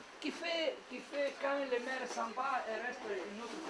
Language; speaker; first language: French; non-native, learner; Italian